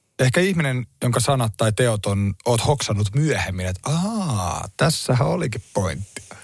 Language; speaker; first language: Finnish; native; Finnish